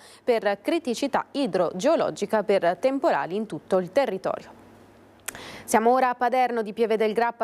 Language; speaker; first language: Italian; native; Italian